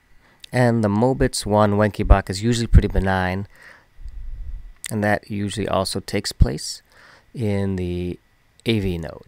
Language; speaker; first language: English; native; English